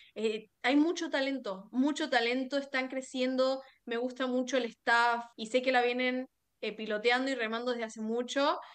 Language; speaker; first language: Spanish; native; Spanish